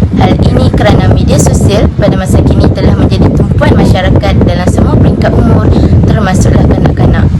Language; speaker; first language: Malay; native; Malay